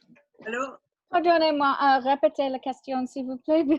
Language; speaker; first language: French; non-native, learner; English